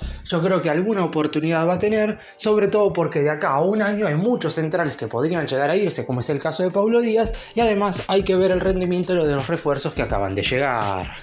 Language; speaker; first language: Spanish; native; Spanish